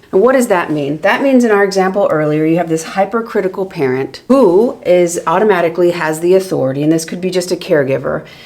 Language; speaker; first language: English; native; English